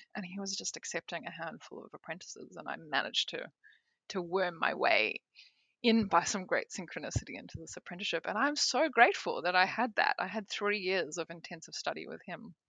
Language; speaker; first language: English; native; English